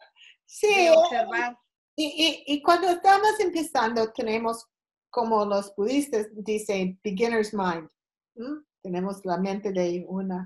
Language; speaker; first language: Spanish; non-native, learner; English